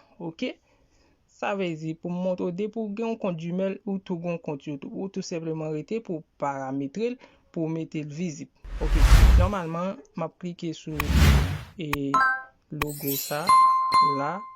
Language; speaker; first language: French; non-native, learner; Haitian Creole